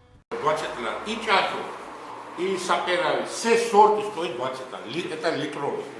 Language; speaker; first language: Russian; non-native, fluent; Georgian